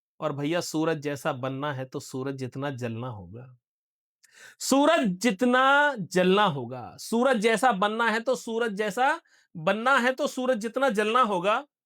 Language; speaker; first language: Hindi; native; Hindi